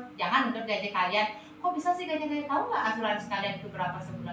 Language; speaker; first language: Indonesian; native; Indonesian